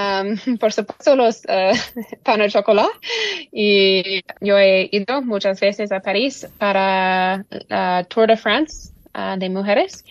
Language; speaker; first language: Spanish; non-native, learner; English